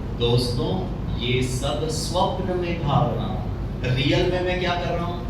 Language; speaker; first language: Hindi; non-native, local second language; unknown